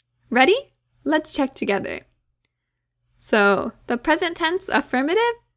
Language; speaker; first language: English; native; English